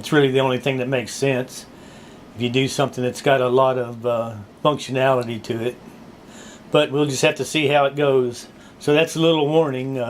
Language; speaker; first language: English; native; English